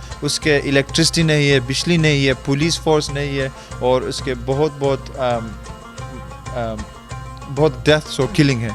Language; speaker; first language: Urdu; early bilingual, heritage; Urdu